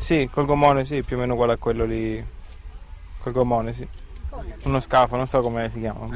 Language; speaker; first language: Italian; native; Italian